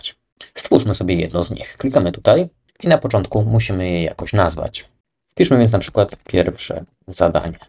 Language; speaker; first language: Polish; native; Polish